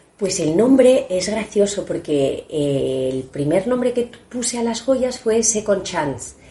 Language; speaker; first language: Spanish; native; Spanish